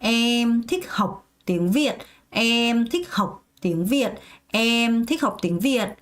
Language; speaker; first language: Vietnamese; non-native, fluent; Korean